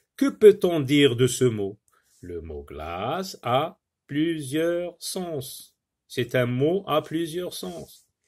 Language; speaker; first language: French; non-native, local second language; Arabic